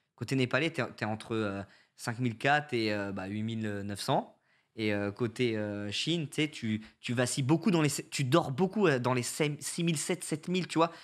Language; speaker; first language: French; native; French